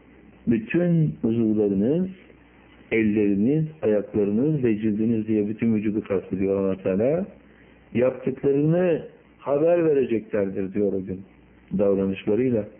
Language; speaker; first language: Turkish; native; Turkish